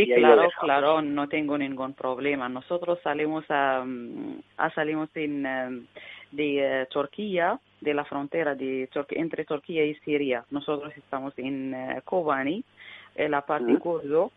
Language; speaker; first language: Spanish; non-native, learner; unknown